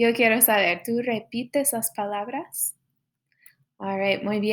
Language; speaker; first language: Spanish; non-native, fluent; English